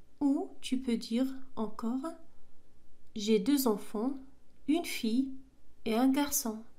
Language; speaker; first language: French; non-native, local second language; Arabic